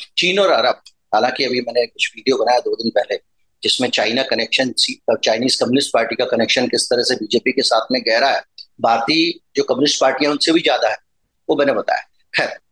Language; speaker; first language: Hindi; native; Hindi